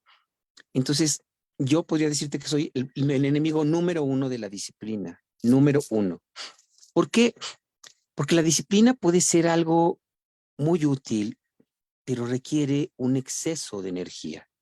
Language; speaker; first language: Spanish; native; Spanish